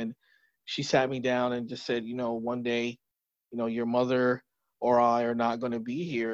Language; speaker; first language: English; native; English